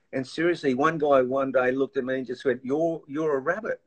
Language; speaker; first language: English; native; English